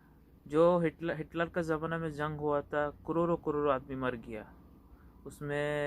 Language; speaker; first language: Hindi; non-native, local second language; Bangla